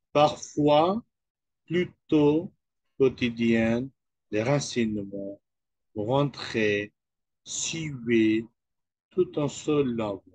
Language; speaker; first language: French; non-native, fluent; Urdu